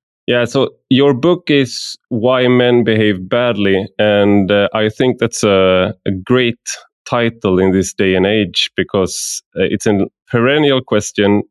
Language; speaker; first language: English; non-native, fluent; Swedish